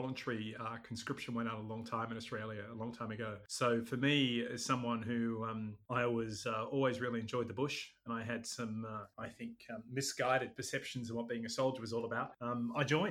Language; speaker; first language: English; native; English